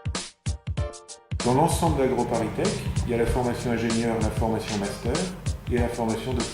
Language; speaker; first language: French; native; French